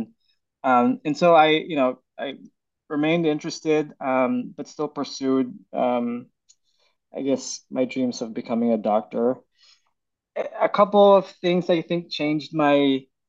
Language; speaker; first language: English; non-native, local second language; Filipino